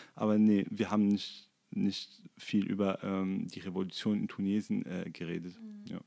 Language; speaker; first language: German; non-native, fluent; Arabic